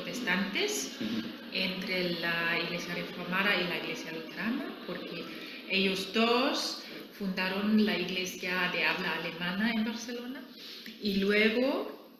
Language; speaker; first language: Spanish; non-native, fluent; German